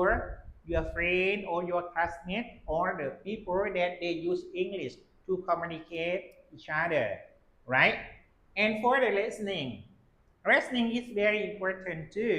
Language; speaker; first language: English; non-native, learner; Lao